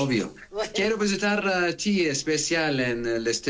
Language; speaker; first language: Spanish; non-native, learner; Arabic